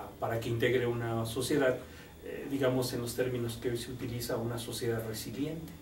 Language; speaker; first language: Spanish; native; Spanish